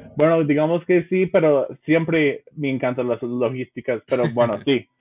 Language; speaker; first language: Spanish; non-native, fluent; English